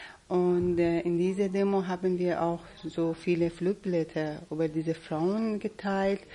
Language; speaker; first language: German; non-native, fluent; Persian